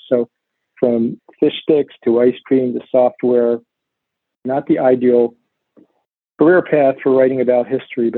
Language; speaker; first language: English; native; English